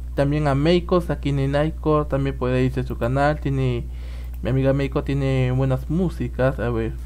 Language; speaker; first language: Spanish; native; Spanish